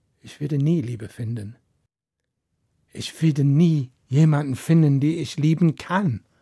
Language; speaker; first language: German; non-native, fluent; English